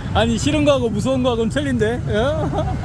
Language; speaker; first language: Korean; native; Korean